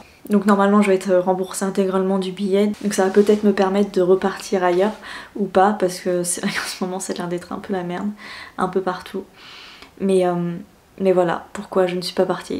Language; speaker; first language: French; native; French